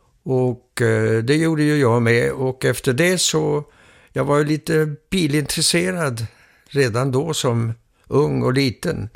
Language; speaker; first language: Swedish; early bilingual, heritage; Swedish